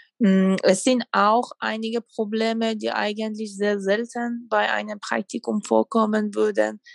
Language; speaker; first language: German; non-native, fluent; Persian